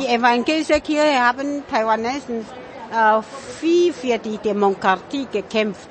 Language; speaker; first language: German; non-native, fluent; Min Nan Chinese